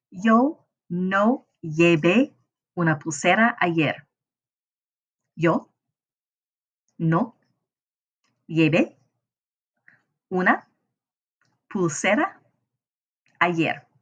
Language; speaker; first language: Spanish; non-native, fluent; English